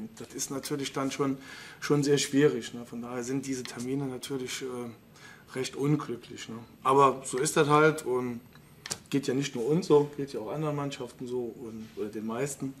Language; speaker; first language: German; native; German